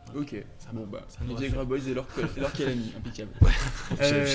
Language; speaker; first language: French; native; French